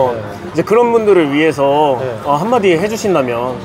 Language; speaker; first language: Korean; native; Korean